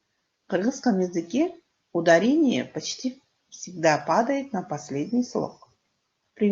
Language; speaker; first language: Russian; non-native, local second language; Kyrgyz